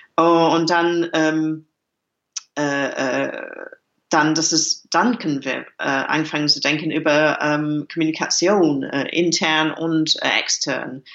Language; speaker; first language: German; non-native, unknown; English